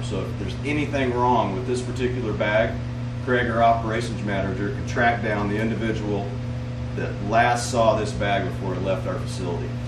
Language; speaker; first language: English; native; English